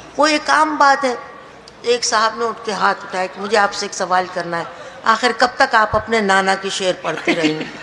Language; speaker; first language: Urdu; native; Urdu